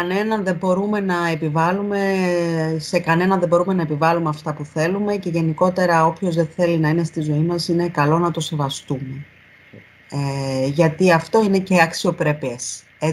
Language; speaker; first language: Greek; native; Greek